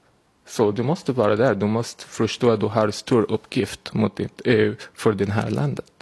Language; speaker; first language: Swedish; non-native, learner; Arabic